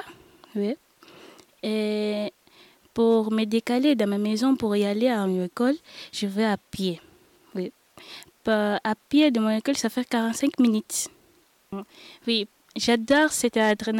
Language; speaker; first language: French; non-native, learner; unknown